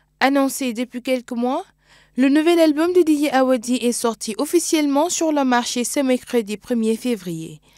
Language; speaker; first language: French; non-native, local second language; Wolof